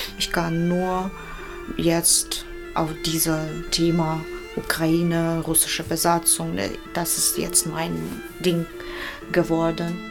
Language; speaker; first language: German; non-native, fluent; Russian